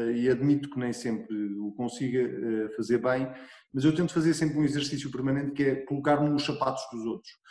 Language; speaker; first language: Portuguese; native; Portuguese